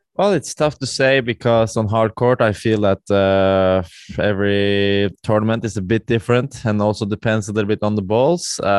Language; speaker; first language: English; non-native, fluent; Norwegian